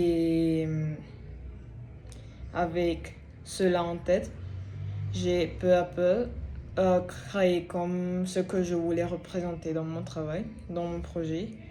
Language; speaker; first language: French; non-native, fluent; Spanish